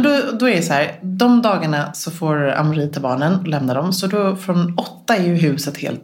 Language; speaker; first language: Swedish; native; Swedish